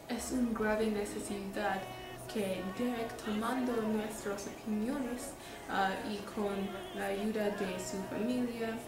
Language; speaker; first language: Spanish; non-native, learner; English